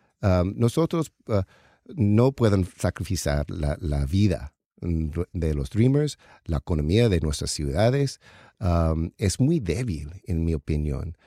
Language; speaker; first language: Spanish; non-native, learner; English